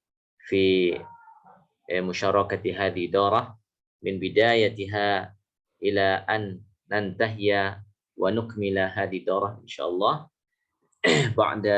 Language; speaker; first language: Arabic; non-native, fluent; Indonesian